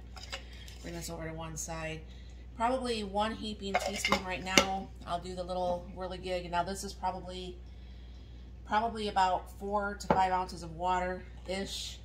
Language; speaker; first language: English; native; English